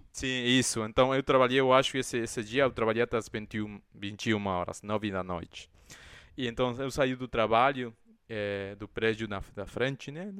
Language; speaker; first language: Portuguese; non-native, fluent; Spanish